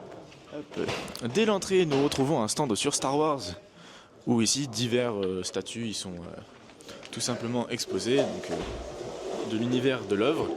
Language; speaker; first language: French; native; French